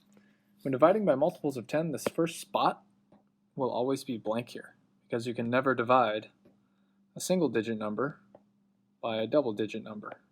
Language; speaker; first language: English; native; English